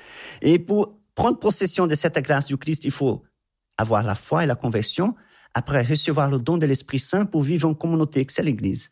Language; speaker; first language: French; non-native, fluent; Portuguese